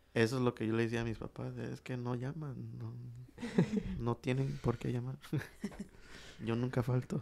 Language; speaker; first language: Spanish; early bilingual, heritage; Spanish